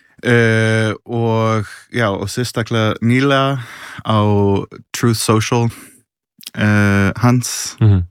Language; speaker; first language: Icelandic; non-native, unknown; English